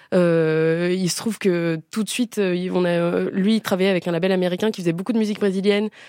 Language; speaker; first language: French; early bilingual, other home language; Portuguese